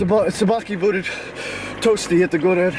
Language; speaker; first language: Russian; non-native, learner; English